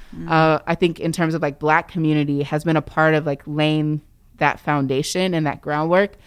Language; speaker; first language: English; native; English